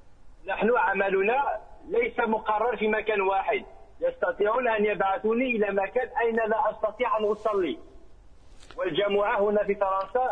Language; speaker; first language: Arabic; early bilingual, heritage; Arabic